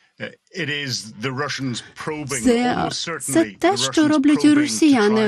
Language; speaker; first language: Ukrainian; non-native, fluent; English